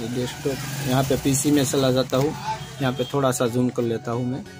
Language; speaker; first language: Hindi; non-native, local second language; Gujarati